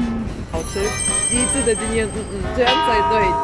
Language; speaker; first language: Chinese; non-native, fluent; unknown